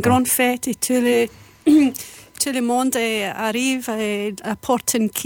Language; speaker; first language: French; non-native, fluent; English